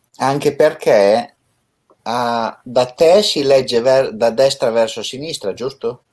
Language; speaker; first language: Italian; native; Italian